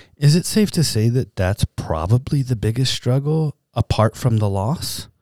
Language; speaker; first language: English; native; English